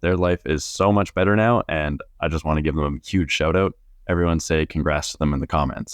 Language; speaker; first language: English; native; English